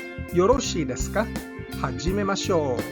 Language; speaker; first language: Japanese; non-native, fluent; English